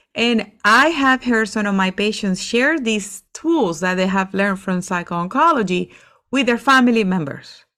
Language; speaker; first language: English; non-native, fluent; Spanish